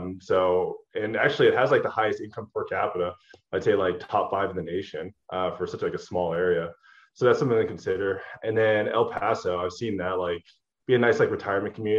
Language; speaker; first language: English; native; English